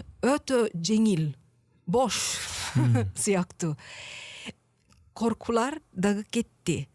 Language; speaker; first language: Kyrgyz; non-native, learner; Italian